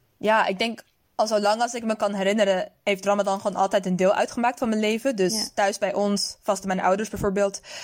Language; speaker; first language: Dutch; early bilingual, other home language; Persian